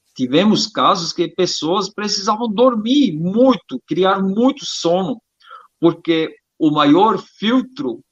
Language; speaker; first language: Portuguese; non-native, fluent; German